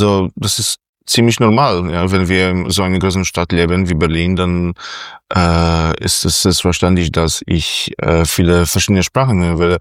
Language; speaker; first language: German; non-native, fluent; Polish